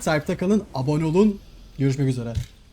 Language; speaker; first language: Turkish; native; Turkish